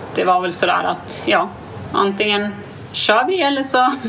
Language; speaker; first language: Swedish; native; Swedish